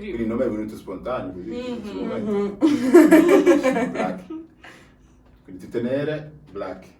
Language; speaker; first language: Italian; native; Italian